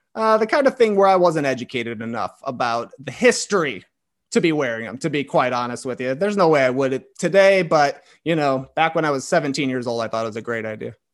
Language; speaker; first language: English; native; English